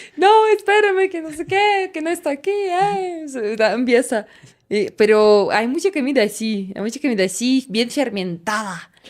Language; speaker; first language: Spanish; non-native, fluent; Russian